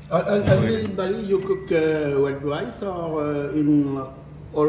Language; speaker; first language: English; non-native, learner; French